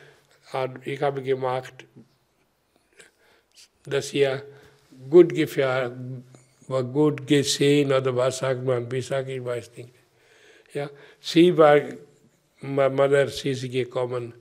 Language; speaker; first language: German; non-native, learner; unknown